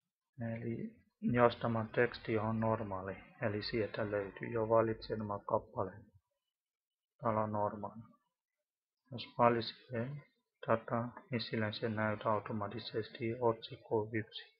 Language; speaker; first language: Finnish; non-native, learner; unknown